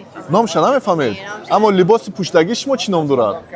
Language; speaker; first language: Persian; native; Persian